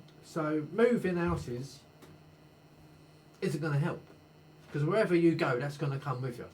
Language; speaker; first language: English; native; English